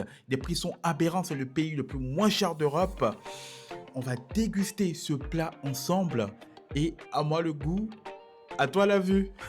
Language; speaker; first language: French; native; French